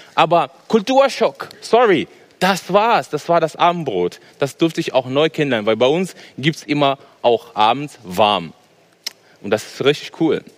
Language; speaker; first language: German; non-native, fluent; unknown